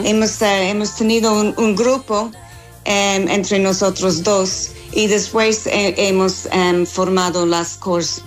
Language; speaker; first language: Spanish; non-native, learner; English